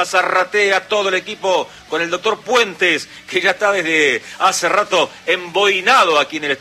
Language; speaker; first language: Spanish; native; Spanish